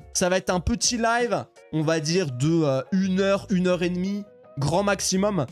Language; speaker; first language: French; native; French